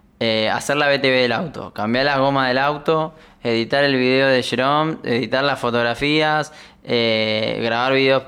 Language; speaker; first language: Spanish; native; Spanish